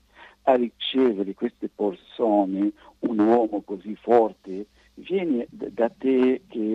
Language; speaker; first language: Italian; non-native, fluent; Arabic